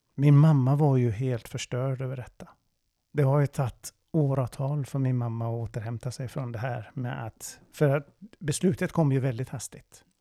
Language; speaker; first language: Swedish; non-native, fluent; Persian